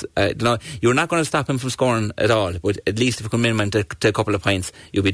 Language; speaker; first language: English; native; English